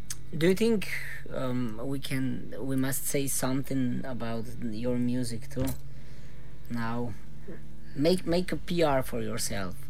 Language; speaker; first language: English; non-native, fluent; Slovenian